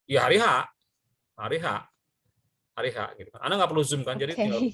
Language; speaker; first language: Indonesian; native; Indonesian